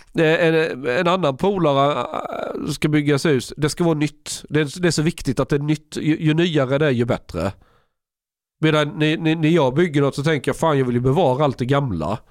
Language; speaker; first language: Swedish; native; Swedish